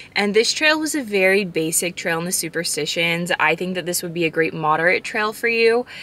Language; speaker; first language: English; native; English